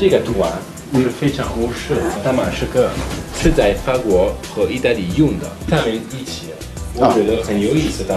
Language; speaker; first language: Chinese; non-native, learner; Italian